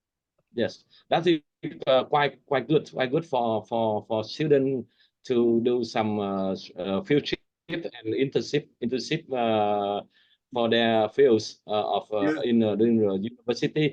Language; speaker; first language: English; non-native, learner; Vietnamese